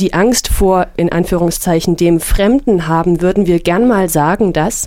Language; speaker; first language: German; native; German